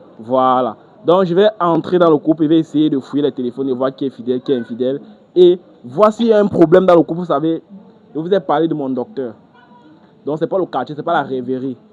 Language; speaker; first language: French; native; French